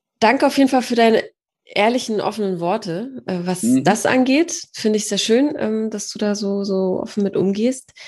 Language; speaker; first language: German; early bilingual, other home language; Polish